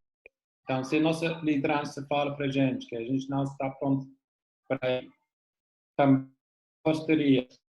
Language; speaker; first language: Portuguese; non-native, fluent; English